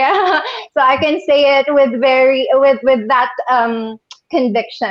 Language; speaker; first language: English; non-native, local second language; Bikol